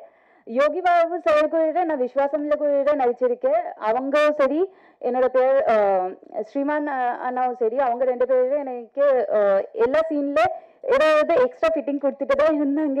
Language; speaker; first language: Tamil; non-native, fluent; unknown